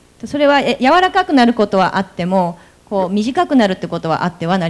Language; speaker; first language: Japanese; native; Japanese